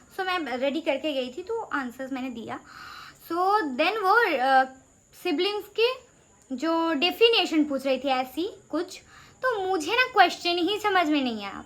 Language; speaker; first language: Hindi; non-native, local second language; Bangla